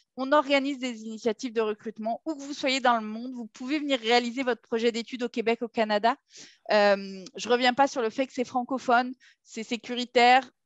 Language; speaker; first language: French; native; French